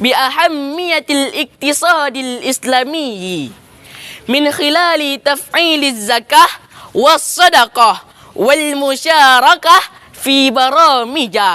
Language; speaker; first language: Arabic; non-native, learner; Indonesian